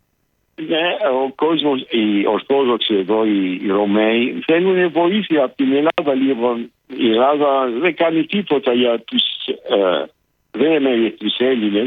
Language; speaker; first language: Greek; non-native, local second language; Arabic